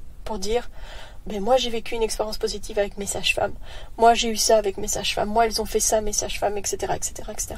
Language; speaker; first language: French; native; French